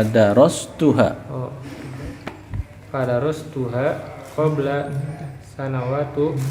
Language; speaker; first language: Arabic; non-native, fluent; Indonesian